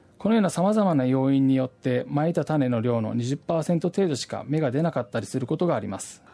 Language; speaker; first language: Japanese; native; Japanese